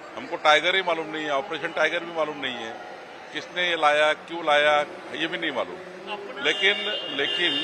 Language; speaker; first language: Hindi; non-native, local second language; Marathi